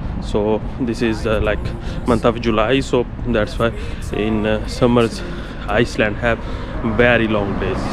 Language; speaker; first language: English; non-native, learner; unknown